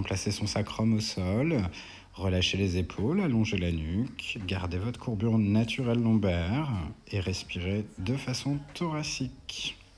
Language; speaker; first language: French; native; French